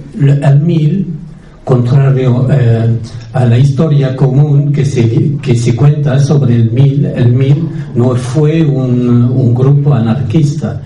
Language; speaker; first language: Spanish; non-native, fluent; French